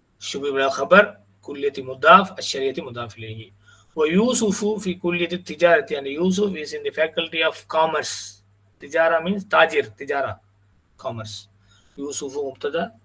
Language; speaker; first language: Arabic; non-native, fluent; Tamil